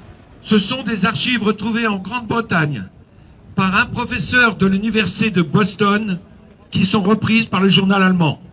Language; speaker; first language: French; native; French